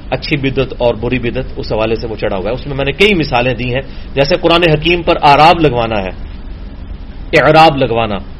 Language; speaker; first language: Urdu; non-native, local second language; Punjabi